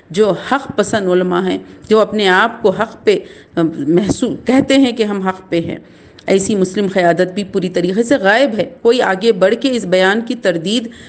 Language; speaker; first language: Urdu; native; Urdu